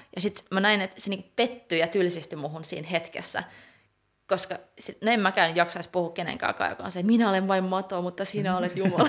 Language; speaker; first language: Finnish; non-native, local second language; Swedish